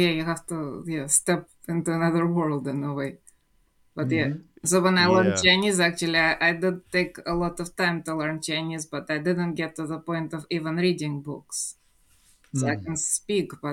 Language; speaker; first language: English; non-native, fluent; Russian